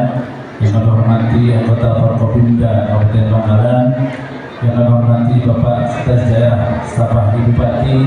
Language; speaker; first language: Indonesian; native; Indonesian